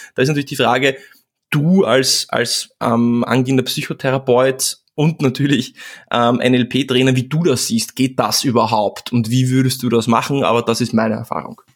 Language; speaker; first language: German; early bilingual, other home language; Czech